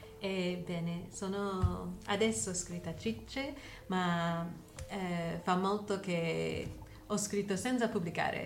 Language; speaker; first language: Italian; non-native, learner; English